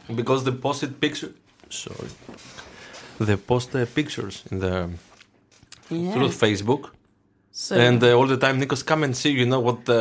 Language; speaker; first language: English; non-native, fluent; Greek